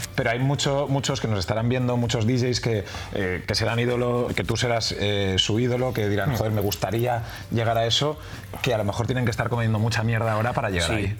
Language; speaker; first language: Spanish; native; Spanish